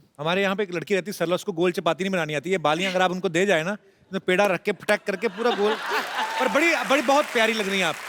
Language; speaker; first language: Hindi; non-native, local second language; Punjabi